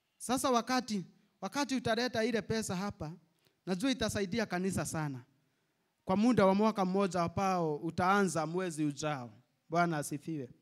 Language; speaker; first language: Swahili; non-native, local second language; Kikuyu